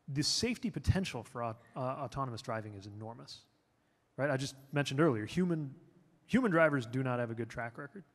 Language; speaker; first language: English; native; English